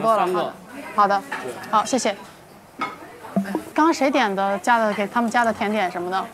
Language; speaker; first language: Chinese; native; Chinese